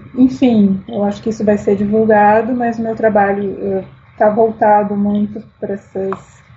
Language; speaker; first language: Portuguese; native; Portuguese